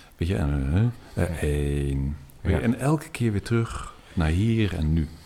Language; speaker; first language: Dutch; native; Dutch